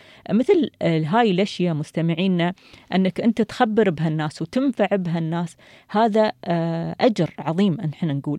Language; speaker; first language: Arabic; native; Arabic